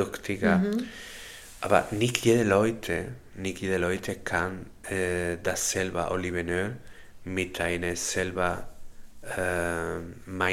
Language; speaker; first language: German; non-native, learner; Spanish